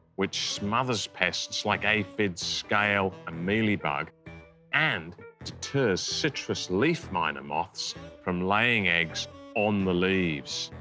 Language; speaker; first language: English; native; English